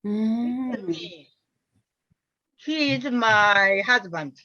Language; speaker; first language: English; non-native, learner; Japanese